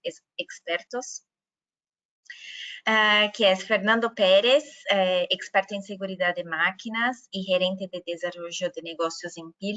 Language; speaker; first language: Spanish; non-native, fluent; Portuguese